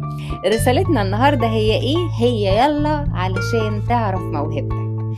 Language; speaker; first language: Arabic; native; Arabic